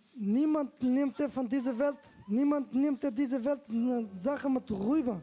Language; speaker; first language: German; non-native, learner; Turkish